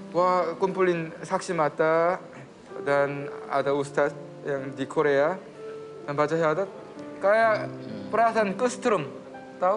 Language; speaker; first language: Indonesian; non-native, fluent; Korean